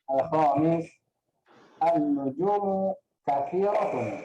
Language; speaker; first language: Arabic; non-native, learner; Indonesian